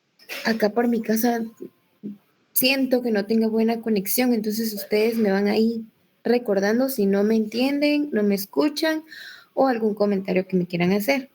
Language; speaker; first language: Spanish; native; Spanish